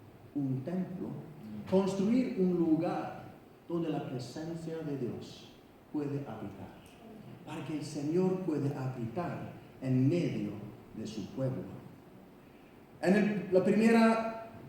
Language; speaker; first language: Spanish; non-native, fluent; Icelandic